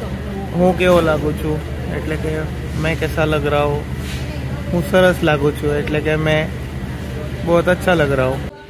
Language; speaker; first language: Hindi; native; Hindi